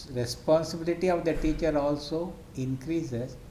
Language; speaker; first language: English; non-native, local second language; Kannada